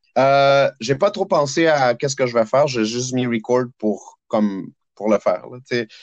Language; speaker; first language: French; early bilingual, other home language; Spanish